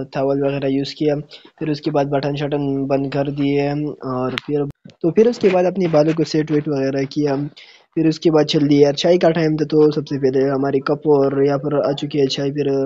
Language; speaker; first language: Hindi; native; Hindi